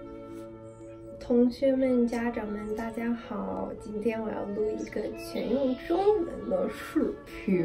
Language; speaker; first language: Chinese; early bilingual, heritage; Chinese